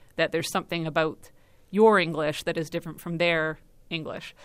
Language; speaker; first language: English; native; English